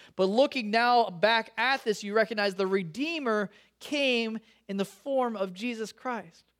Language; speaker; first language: English; native; English